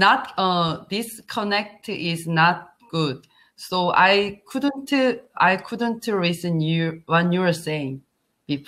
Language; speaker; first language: English; non-native, learner; Korean